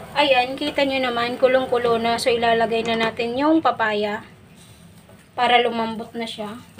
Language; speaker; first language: Filipino; non-native, local second language; Bikol